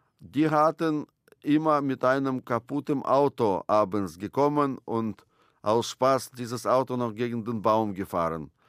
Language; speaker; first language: German; non-native, fluent; Russian